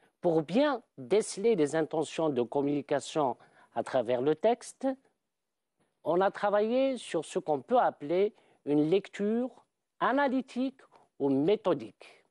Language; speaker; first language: French; non-native, local second language; Arabic